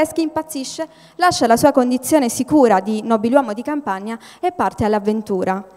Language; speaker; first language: Italian; native; Italian